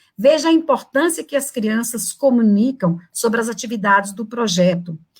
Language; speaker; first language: Portuguese; native; Portuguese